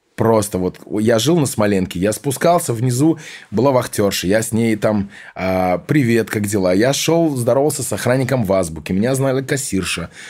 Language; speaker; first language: Russian; early bilingual, heritage; Russian